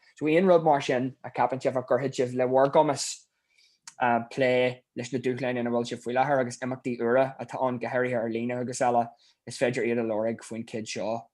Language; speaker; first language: Irish; native; Irish